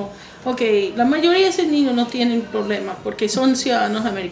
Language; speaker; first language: Spanish; non-native, fluent; English